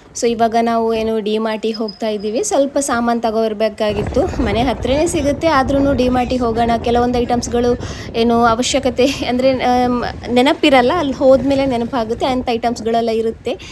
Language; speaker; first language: Kannada; non-native, local second language; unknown